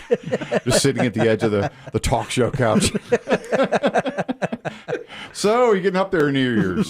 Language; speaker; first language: English; native; English